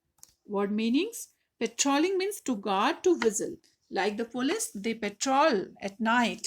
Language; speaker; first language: English; non-native, local second language; Hindi